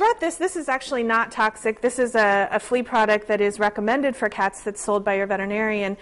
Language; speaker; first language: English; native; English